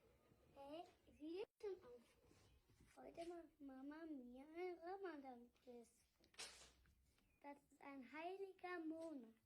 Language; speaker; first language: German; early bilingual, other home language; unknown